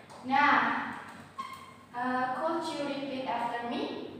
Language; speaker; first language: English; non-native, learner; Indonesian